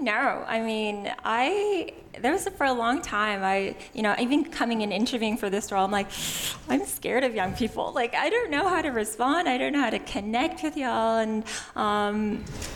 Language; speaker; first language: English; native; English